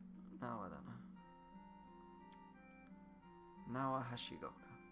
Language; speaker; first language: Japanese; non-native, learner; English